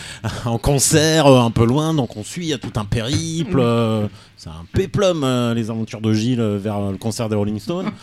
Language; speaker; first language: French; native; French